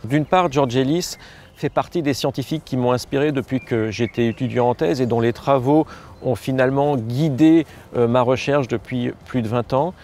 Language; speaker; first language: French; native; French